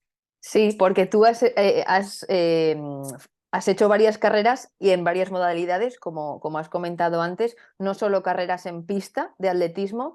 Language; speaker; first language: Spanish; native; Spanish